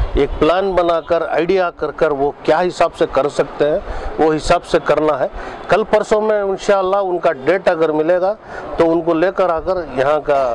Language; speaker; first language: Hindi; non-native, local second language; Urdu